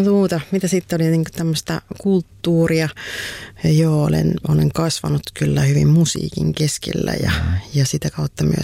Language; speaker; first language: Finnish; native; Finnish